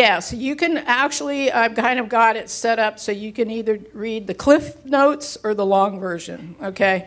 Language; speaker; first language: English; native; English